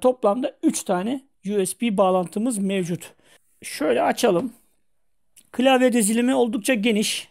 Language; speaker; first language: Turkish; native; Turkish